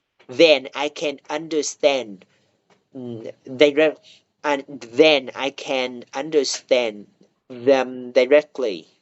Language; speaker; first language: English; non-native, learner; Vietnamese